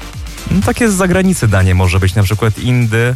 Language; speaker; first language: Polish; native; Polish